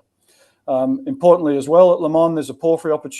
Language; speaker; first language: English; native; English